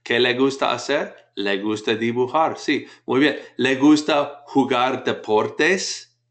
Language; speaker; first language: Spanish; non-native, fluent; English